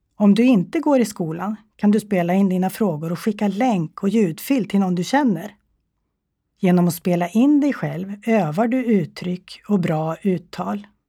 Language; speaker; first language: Swedish; native; Swedish